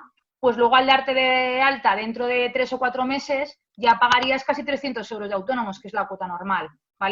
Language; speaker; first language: Spanish; native; Spanish